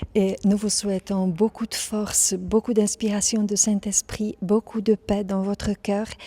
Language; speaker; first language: French; non-native, fluent; Polish